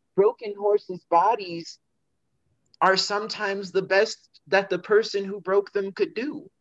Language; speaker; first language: English; native; English